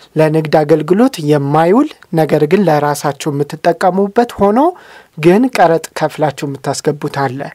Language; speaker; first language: Amharic; native; Amharic